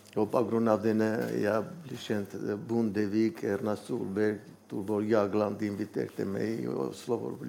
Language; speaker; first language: Norwegian; non-native, fluent; Bangla